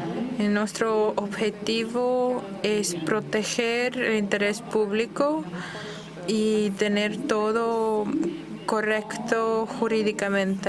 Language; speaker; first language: Spanish; non-native, fluent; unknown